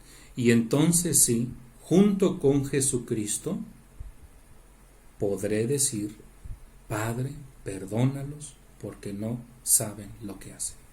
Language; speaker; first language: Spanish; native; Spanish